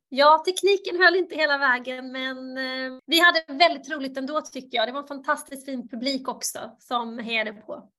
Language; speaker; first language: Swedish; early bilingual, other home language; Bosnian